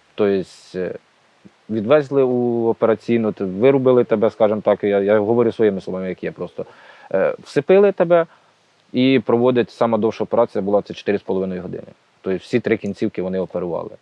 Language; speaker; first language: Ukrainian; native; Ukrainian